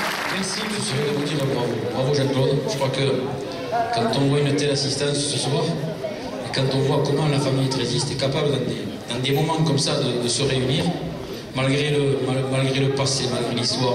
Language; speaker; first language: French; native; French